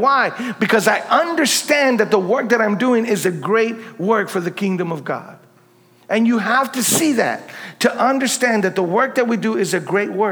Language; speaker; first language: English; native; English